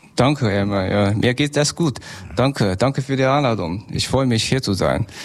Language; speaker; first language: German; non-native, learner; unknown